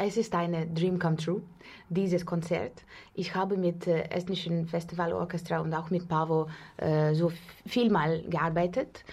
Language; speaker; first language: German; non-native, fluent; Russian